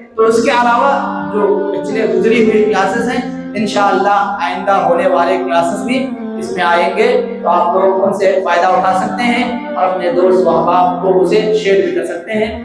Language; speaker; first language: Urdu; native; Urdu